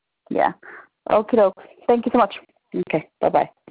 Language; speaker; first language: English; early bilingual, other home language; Spanish